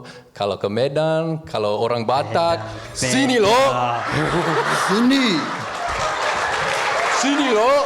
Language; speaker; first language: Indonesian; non-native, learner; English